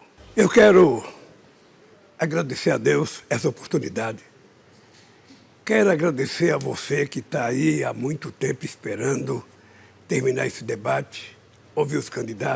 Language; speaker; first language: Portuguese; native; Portuguese